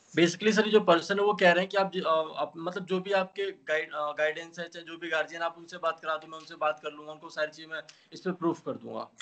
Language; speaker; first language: Hindi; native; Hindi